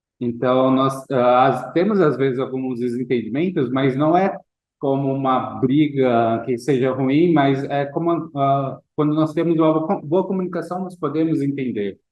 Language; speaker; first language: Portuguese; non-native, fluent; English